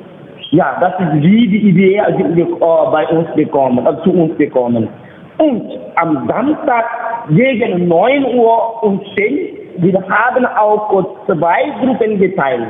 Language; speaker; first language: German; non-native, learner; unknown